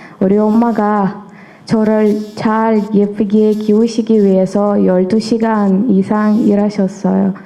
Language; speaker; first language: Korean; non-native, learner; Uzbek